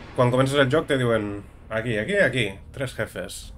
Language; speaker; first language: Spanish; non-native, local second language; Catalan